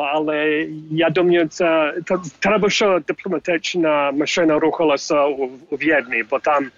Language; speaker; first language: Ukrainian; early bilingual, heritage; English